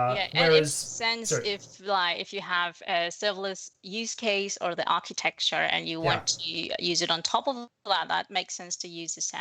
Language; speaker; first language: English; non-native, fluent; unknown